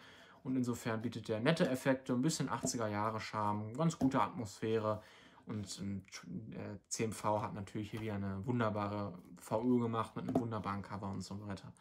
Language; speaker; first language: German; native; German